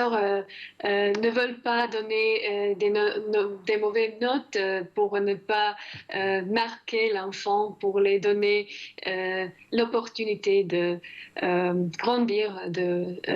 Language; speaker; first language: French; non-native, fluent; Croatian